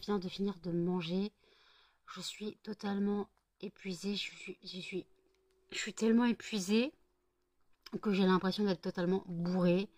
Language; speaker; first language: French; native; French